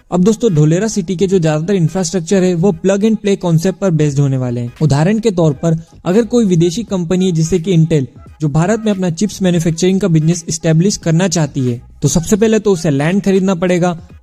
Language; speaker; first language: Hindi; native; Hindi